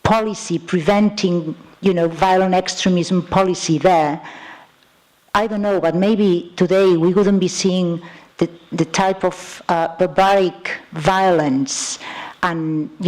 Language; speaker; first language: English; non-native, fluent; Catalan